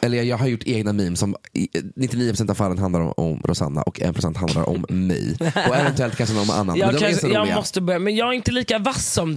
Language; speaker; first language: Swedish; native; Swedish